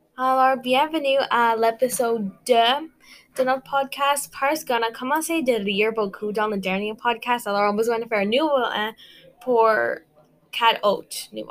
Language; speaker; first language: French; non-native, learner; English